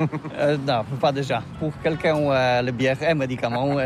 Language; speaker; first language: French; non-native, learner; Polish